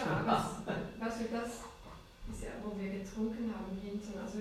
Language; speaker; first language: German; non-native, fluent; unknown